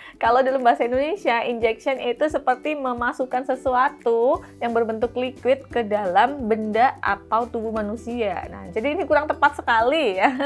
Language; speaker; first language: Indonesian; native; Indonesian